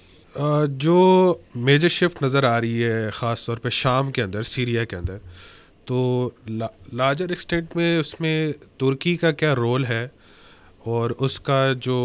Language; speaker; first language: Urdu; native; Urdu